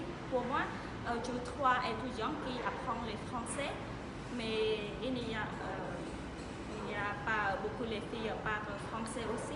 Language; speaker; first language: French; non-native, learner; Khmer